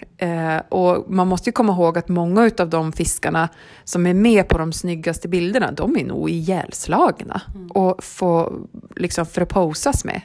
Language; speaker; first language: Swedish; native; Swedish